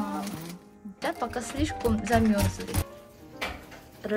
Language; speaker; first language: Russian; non-native, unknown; Korean